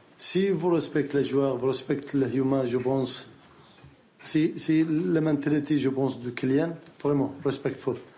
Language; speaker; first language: French; non-native, learner; Arabic